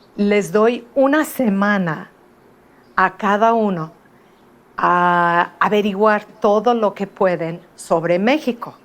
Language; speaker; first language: Spanish; non-native, fluent; English